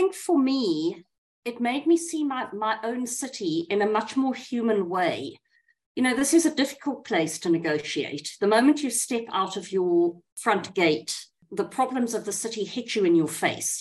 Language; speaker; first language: English; native; English